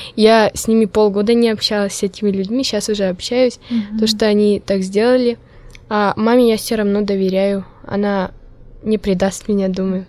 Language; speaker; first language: Russian; non-native, local second language; Udmurt